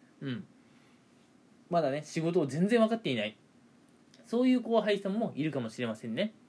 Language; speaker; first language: Japanese; native; Japanese